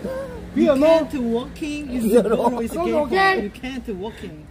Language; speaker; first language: English; non-native, learner; Korean